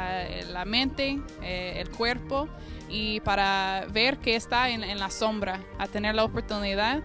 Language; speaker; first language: Spanish; non-native, fluent; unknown